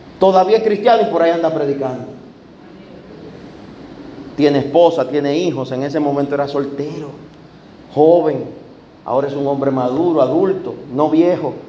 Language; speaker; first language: Spanish; native; Spanish